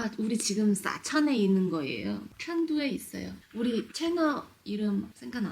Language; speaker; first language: Korean; non-native, fluent; Chinese